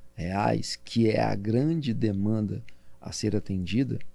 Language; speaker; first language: Portuguese; native; Portuguese